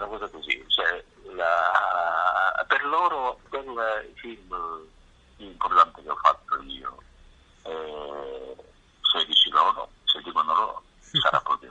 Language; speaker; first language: Italian; non-native, fluent; Japanese